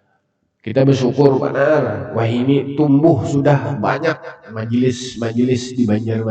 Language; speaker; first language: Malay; non-native, local second language; Banjar